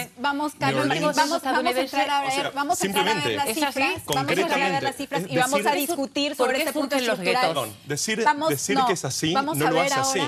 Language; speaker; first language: Spanish; native; Spanish